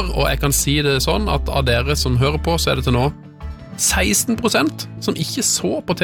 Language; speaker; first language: Norwegian; native; Norwegian